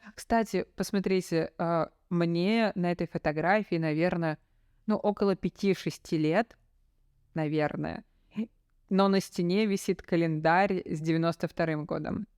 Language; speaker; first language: Russian; native; Russian